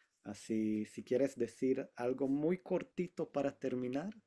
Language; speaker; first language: Spanish; non-native, fluent; Hebrew